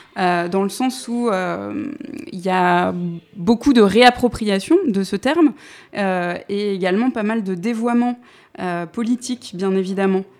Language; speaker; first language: French; native; French